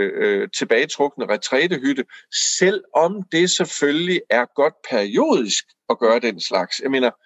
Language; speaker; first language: Danish; native; Danish